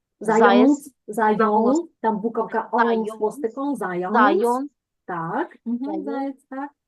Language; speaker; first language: Polish; non-native, fluent; Ukrainian